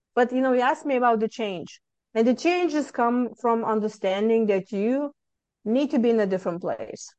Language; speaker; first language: English; non-native, fluent; Lithuanian